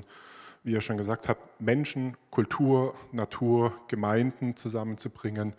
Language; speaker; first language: German; native; German